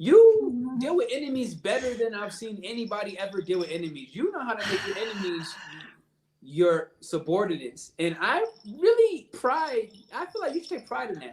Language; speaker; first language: English; native; English